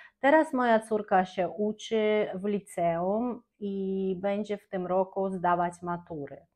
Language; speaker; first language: Polish; non-native, fluent; Azerbaijani